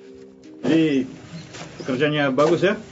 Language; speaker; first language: Indonesian; non-native, fluent; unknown